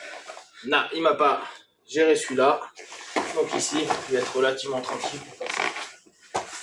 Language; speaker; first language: French; native; French